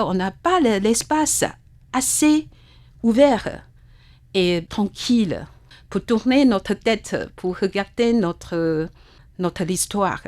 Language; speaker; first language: French; non-native, fluent; Chinese